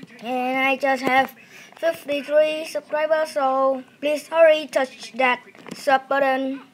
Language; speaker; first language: English; non-native, learner; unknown